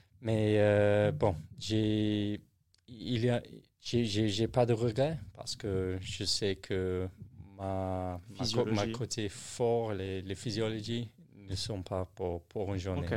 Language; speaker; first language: French; non-native, learner; English